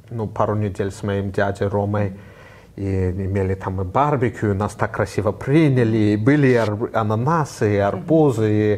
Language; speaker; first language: Russian; early bilingual, heritage; Russian